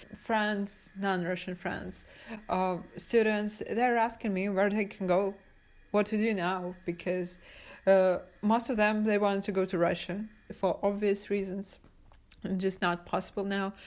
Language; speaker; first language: English; non-native, fluent; Russian